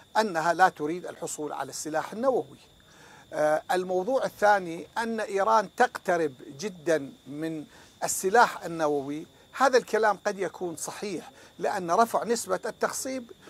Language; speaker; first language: Arabic; non-native, fluent; Persian